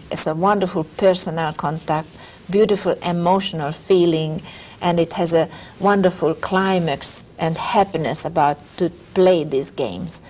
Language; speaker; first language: English; non-native, fluent; Hungarian